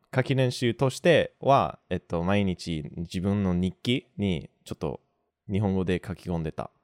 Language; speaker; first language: Japanese; non-native, fluent; English